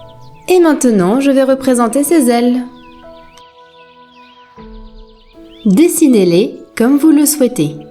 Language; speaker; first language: French; native; French